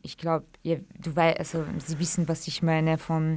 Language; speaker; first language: German; non-native, fluent; Kurdish